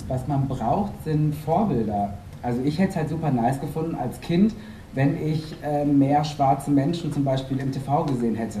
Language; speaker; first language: German; early bilingual, other home language; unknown